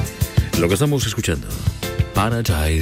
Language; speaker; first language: Spanish; native; Spanish